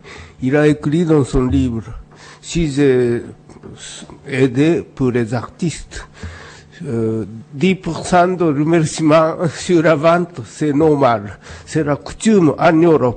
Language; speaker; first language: French; non-native, learner; Japanese